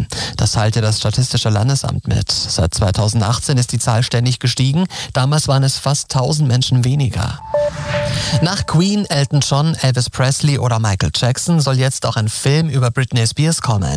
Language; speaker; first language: German; native; German